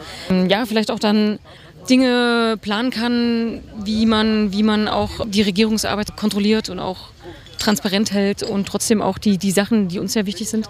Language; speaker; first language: German; native; German